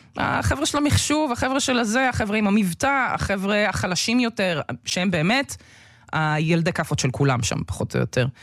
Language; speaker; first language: Hebrew; early bilingual, other home language; Russian